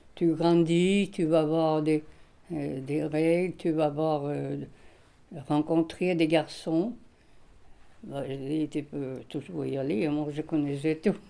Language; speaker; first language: French; non-native, fluent; Swedish